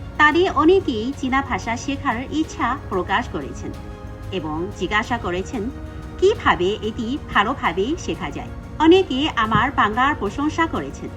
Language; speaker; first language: Bangla; non-native, fluent; Chinese